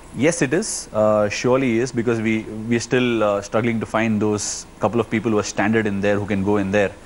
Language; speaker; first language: English; non-native, local second language; Tamil